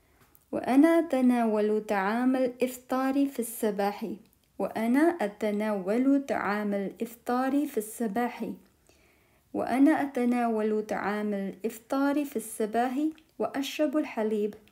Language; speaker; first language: Arabic; non-native, fluent; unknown